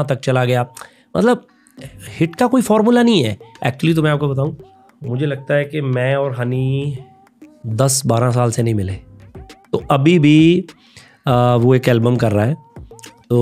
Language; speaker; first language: Hindi; non-native, local second language; Punjabi